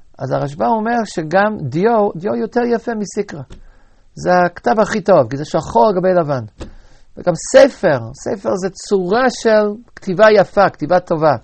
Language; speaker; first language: Hebrew; native; Hebrew